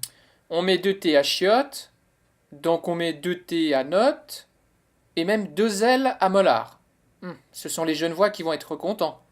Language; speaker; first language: French; native; French